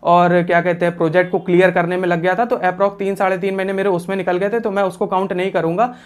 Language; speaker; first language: Hindi; native; Hindi